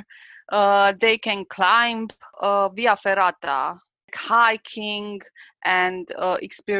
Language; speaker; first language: English; non-native, learner; Romanian